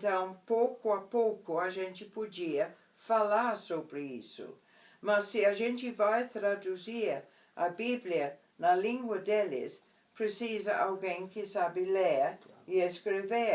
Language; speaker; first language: Portuguese; non-native, fluent; English